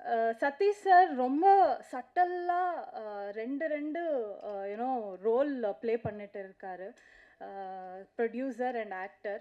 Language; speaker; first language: Tamil; non-native, learner; Kannada